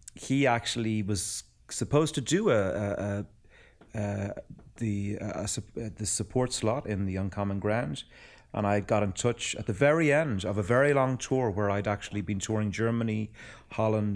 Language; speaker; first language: English; native; English